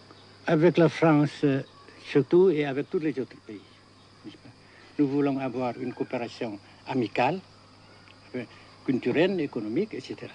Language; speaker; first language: French; non-native, fluent; Vietnamese